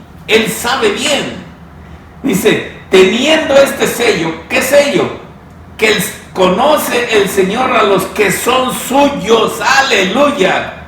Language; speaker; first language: Spanish; native; Spanish